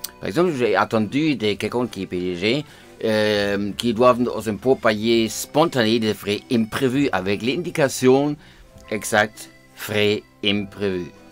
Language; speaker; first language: French; non-native, fluent; German